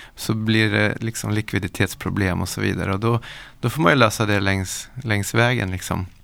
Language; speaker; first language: Swedish; native; Swedish